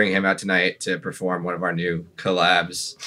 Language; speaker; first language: English; native; English